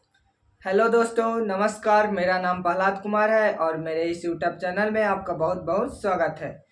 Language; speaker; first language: Hindi; native; Hindi